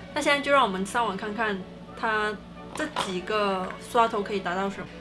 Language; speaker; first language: Chinese; native; Chinese